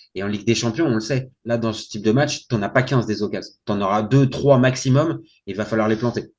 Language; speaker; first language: French; native; French